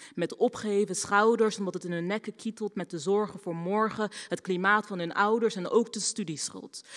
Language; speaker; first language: Dutch; native; Dutch